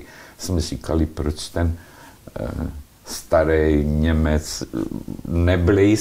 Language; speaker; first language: Czech; non-native, local second language; Slovak